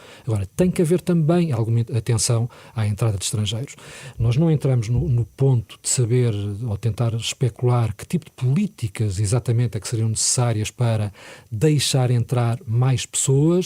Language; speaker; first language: Portuguese; native; Portuguese